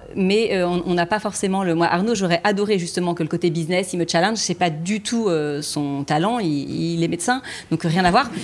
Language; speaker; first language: French; native; French